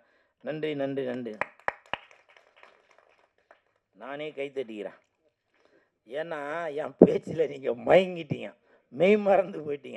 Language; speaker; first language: Tamil; native; Tamil